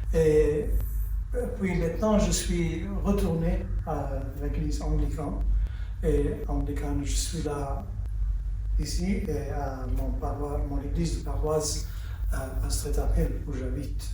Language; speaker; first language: French; early bilingual, heritage; French